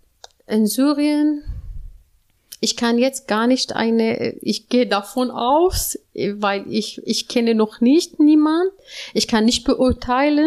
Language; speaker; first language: German; non-native, learner; Arabic